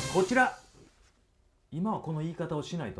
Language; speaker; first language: Japanese; native; Japanese